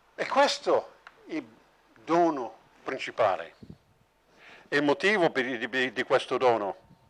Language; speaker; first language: Italian; non-native, fluent; English